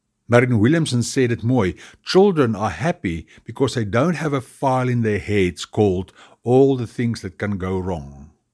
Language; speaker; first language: English; non-native, local second language; Afrikaans